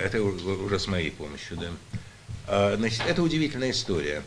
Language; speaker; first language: Russian; native; Russian